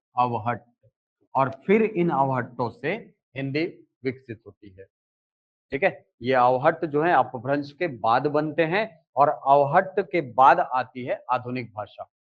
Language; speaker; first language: Hindi; native; Hindi